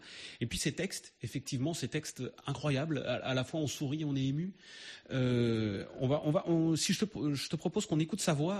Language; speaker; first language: French; native; French